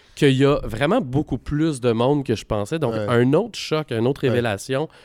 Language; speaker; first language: French; native; French